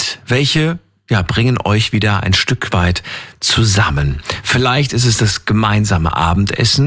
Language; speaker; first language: German; native; German